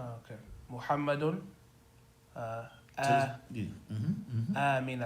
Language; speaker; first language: Arabic; non-native, learner; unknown